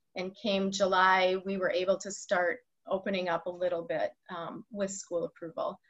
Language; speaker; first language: English; native; English